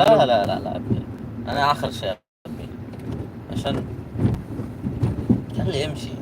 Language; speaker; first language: Arabic; non-native, learner; Bangla